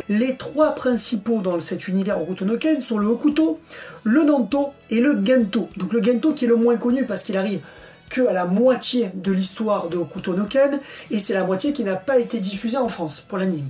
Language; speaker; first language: French; native; French